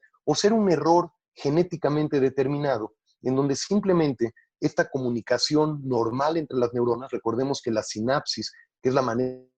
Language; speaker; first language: Spanish; native; Spanish